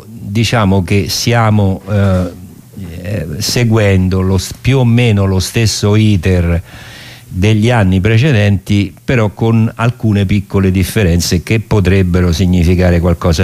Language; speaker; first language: Italian; native; Italian